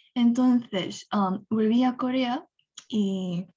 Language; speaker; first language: Spanish; non-native, fluent; Korean